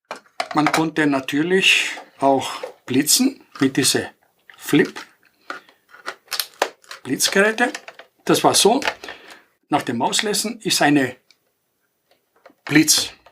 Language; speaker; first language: German; non-native, fluent; Greek